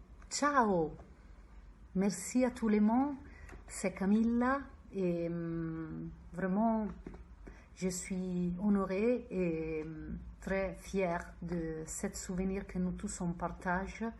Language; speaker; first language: French; non-native, fluent; Italian